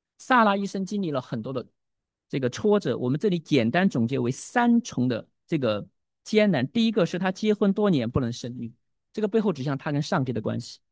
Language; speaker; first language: Chinese; native; Chinese